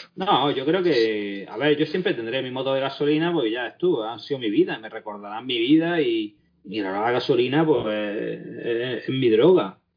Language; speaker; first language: Spanish; native; Spanish